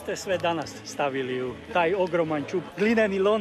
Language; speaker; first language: Serbian; early bilingual, heritage; Croatian